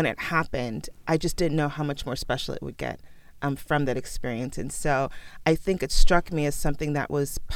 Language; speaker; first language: English; early bilingual, other home language; Krio